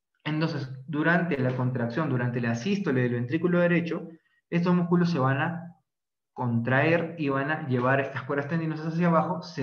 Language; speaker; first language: Spanish; native; Spanish